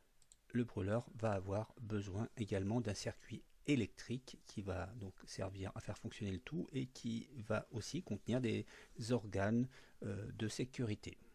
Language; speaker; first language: French; native; French